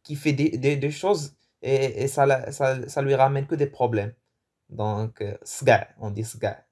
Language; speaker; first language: French; non-native, local second language; Arabic